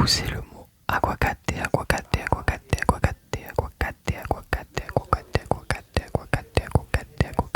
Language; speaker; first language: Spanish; non-native, learner; French